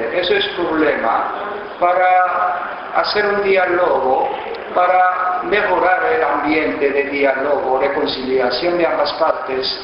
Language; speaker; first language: Spanish; non-native, fluent; Korean